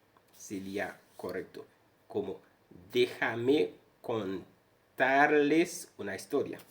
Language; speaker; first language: Spanish; non-native, fluent; Haitian Creole